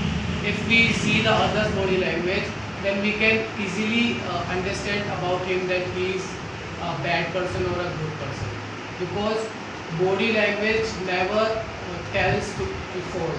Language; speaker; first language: English; non-native, learner; Hindi